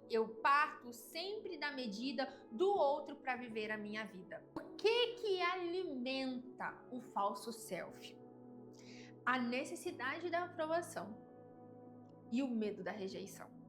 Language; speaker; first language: Portuguese; native; Portuguese